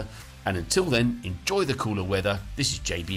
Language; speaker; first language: English; native; English